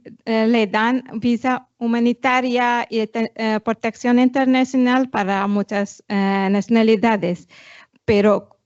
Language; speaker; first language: Spanish; non-native, fluent; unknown